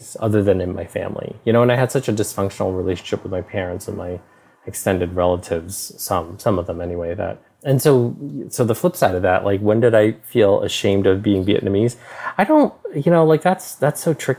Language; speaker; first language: English; native; English